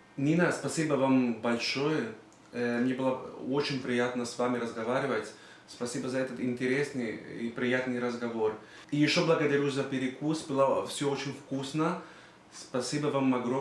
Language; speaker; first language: Russian; non-native, fluent; Greek